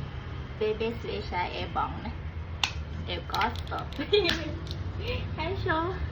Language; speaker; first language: Portuguese; non-native, learner; Thai